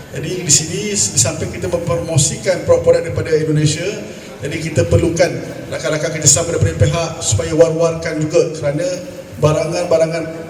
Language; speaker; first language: Malay; native; Malay